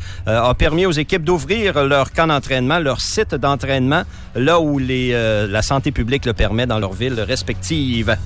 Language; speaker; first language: French; native; French